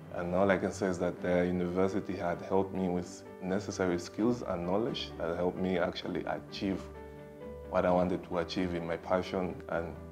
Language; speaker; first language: English; non-native, fluent; Portuguese